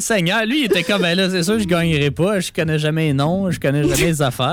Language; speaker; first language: French; native; French